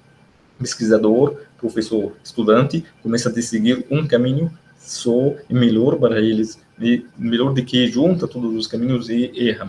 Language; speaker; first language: Portuguese; non-native, learner; Arabic